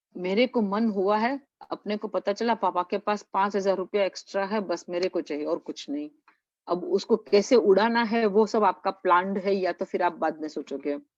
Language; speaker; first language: Hindi; non-native, local second language; Gujarati